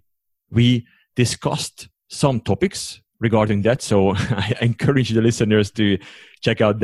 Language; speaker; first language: English; non-native, fluent; Hungarian